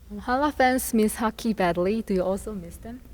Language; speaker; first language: English; non-native, fluent; Korean